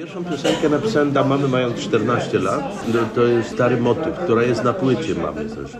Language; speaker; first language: Polish; native; Polish